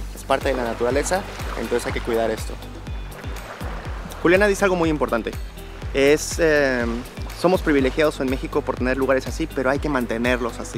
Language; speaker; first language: Spanish; native; Spanish